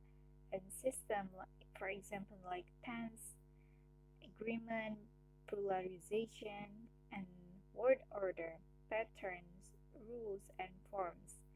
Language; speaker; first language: English; non-native, learner; Indonesian